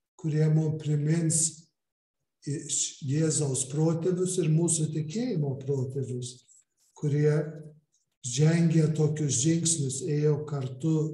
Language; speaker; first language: Lithuanian; early bilingual, heritage; English